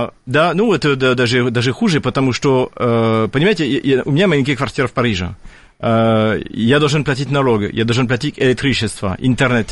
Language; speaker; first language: Russian; non-native, fluent; French